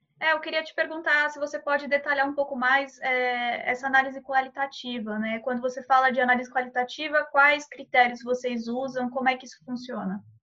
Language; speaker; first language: Portuguese; native; Portuguese